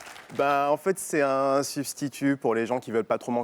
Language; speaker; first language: French; native; French